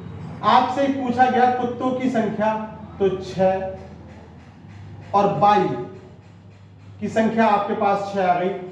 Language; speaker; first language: Hindi; native; Hindi